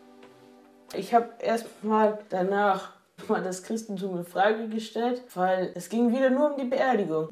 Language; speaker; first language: German; native; German